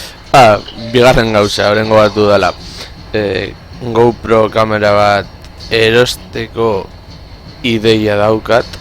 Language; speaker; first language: Basque; non-native, local second language; Spanish